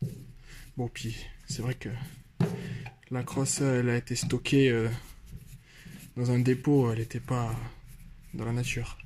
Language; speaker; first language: French; native; French